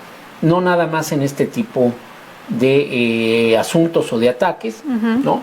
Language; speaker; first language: Spanish; native; Spanish